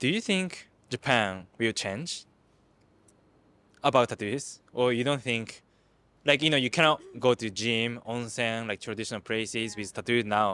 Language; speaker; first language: English; non-native, fluent; Japanese